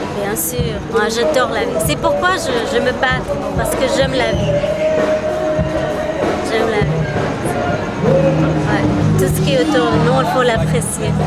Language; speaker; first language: French; non-native, fluent; Arabic